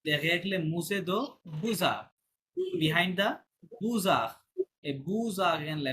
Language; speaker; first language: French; non-native, fluent; Bangla